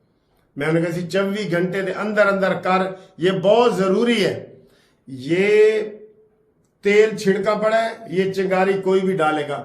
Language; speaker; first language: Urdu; non-native, local second language; Punjabi